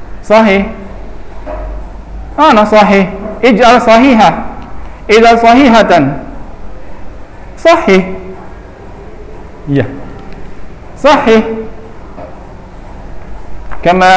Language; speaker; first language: Arabic; non-native, fluent; Indonesian